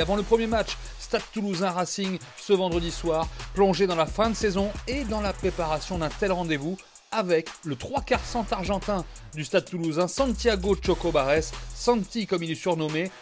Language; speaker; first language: French; native; French